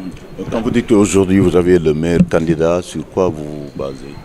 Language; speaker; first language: French; non-native, local second language; Wolof